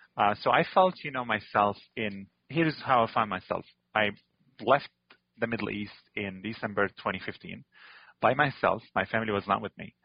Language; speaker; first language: English; non-native, fluent; Arabic